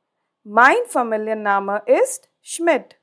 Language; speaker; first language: German; non-native, fluent; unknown